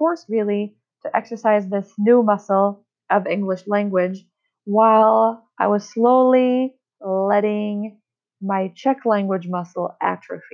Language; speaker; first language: English; non-native, fluent; Czech